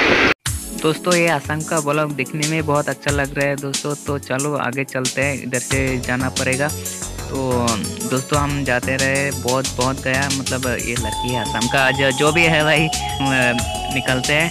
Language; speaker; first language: Hindi; non-native, local second language; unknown